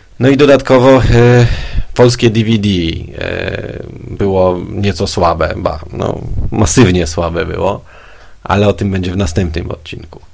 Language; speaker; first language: Polish; native; Polish